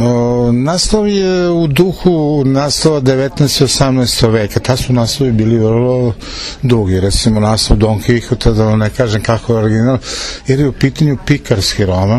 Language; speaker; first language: Serbian; native; Serbian